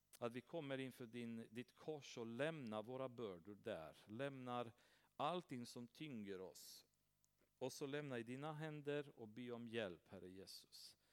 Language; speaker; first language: Swedish; non-native, fluent; Romanian